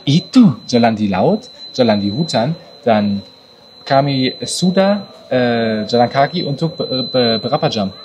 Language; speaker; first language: Indonesian; non-native, learner; German